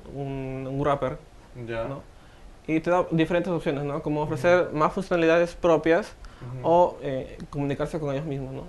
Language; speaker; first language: Spanish; native; Spanish